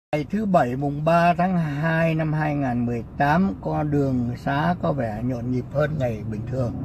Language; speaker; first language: Vietnamese; native; Vietnamese